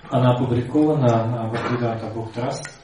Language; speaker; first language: Russian; native; Russian